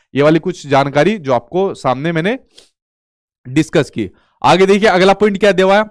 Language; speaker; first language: Hindi; native; Hindi